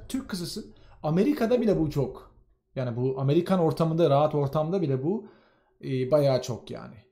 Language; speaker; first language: Turkish; native; Turkish